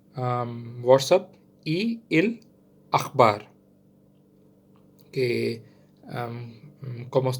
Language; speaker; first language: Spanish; non-native, learner; Sindhi